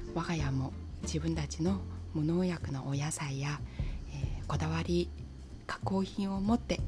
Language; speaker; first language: Japanese; non-native, fluent; Chinese